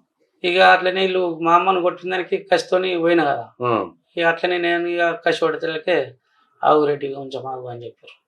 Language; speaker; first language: Telugu; native; Telugu